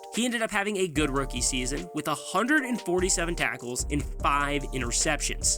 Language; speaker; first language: English; native; English